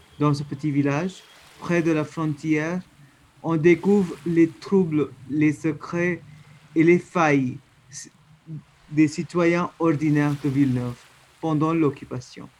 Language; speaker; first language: French; non-native, learner; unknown